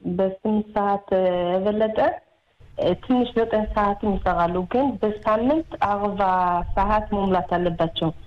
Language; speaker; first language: Amharic; early bilingual, heritage; Hebrew